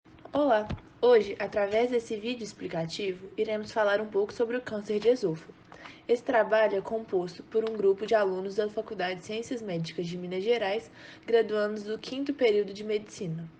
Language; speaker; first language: Portuguese; native; Portuguese